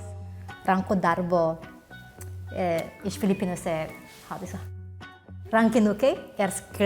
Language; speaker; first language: Lithuanian; non-native, learner; Cebuano